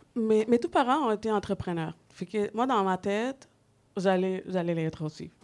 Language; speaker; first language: French; non-native, fluent; Spanish